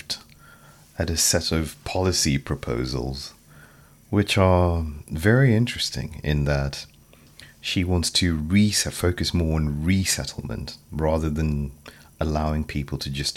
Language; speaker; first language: English; non-native, local second language; Shona